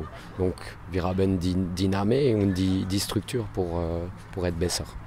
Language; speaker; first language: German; non-native, learner; French